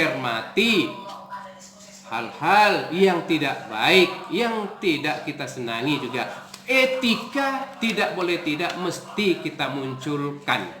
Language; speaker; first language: Indonesian; native; Indonesian